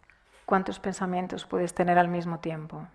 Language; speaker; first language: Spanish; native; Spanish